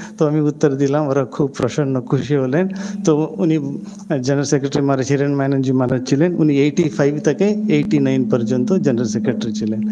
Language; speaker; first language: Bangla; non-native, local second language; Hindi